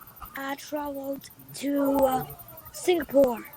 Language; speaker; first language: English; non-native, learner; Vietnamese